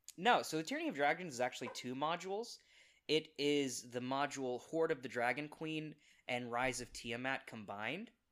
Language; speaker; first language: English; native; English